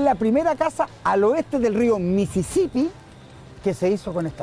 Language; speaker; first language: Spanish; native; Spanish